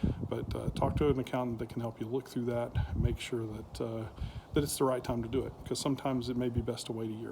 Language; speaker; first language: English; native; English